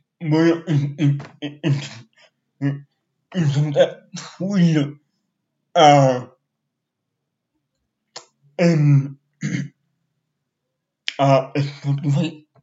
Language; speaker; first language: Swedish; non-native, learner; Spanish